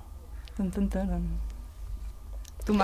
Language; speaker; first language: Catalan; native; Catalan